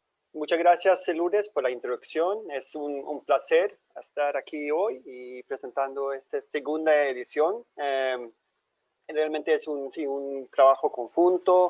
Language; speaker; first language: Spanish; non-native, fluent; Swedish